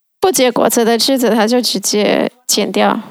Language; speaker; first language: Chinese; non-native, fluent; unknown